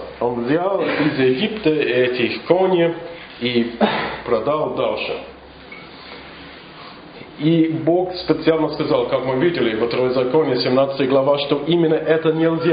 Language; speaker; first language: Russian; non-native, fluent; English